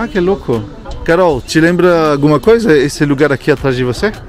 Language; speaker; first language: Portuguese; non-native, fluent; French